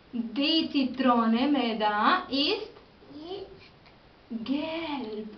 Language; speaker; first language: German; non-native, learner; Romanian